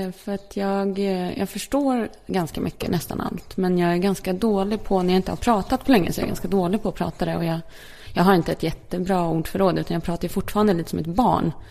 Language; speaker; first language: Swedish; early bilingual, other home language; Polish